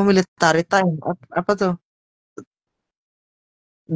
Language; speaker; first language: Indonesian; non-native, learner; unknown